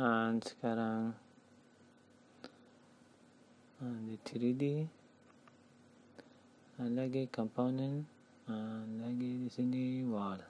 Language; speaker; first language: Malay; non-native, learner; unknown